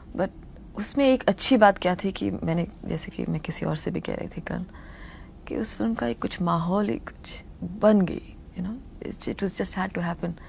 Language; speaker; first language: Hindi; non-native, local second language; Tamil